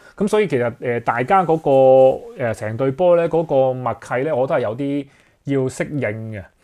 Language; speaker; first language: Chinese; native; Chinese